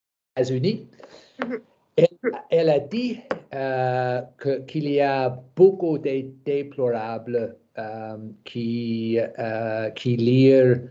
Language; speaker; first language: French; non-native, learner; English